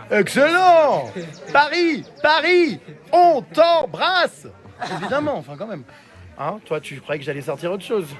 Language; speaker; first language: French; native; French